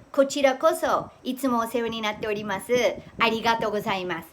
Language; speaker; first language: Japanese; non-native, fluent; English